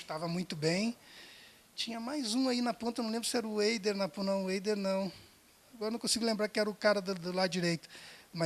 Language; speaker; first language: Portuguese; native; Portuguese